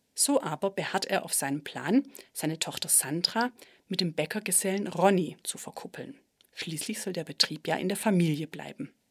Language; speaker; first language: German; native; German